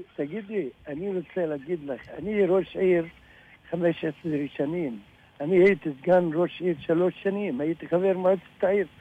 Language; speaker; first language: Hebrew; non-native, local second language; Arabic